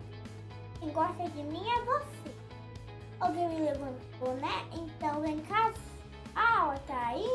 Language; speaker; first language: Portuguese; native; Portuguese